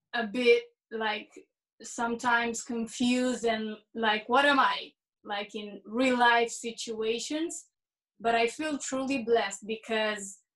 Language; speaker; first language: English; early bilingual, heritage; Hebrew